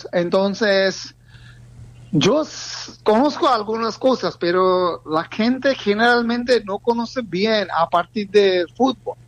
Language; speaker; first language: Spanish; non-native, learner; Bangla